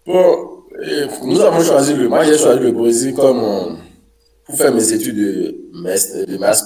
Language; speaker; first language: French; non-native, local second language; Fon